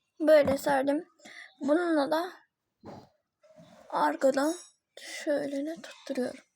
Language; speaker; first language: Turkish; native; Turkish